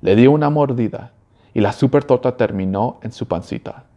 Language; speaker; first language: Spanish; early bilingual, heritage; Spanish